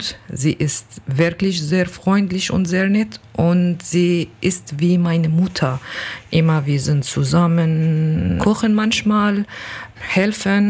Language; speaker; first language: German; non-native, learner; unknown